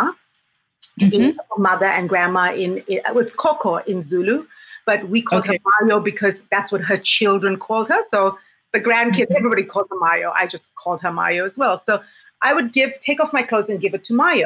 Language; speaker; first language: English; native; English